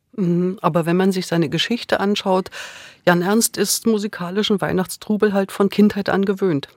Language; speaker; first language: German; native; German